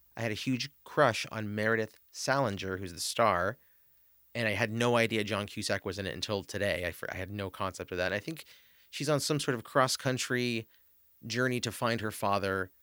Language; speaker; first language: English; native; English